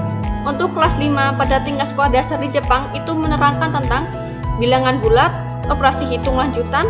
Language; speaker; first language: Indonesian; native; Indonesian